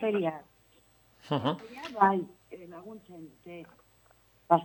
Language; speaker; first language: Basque; non-native, local second language; Spanish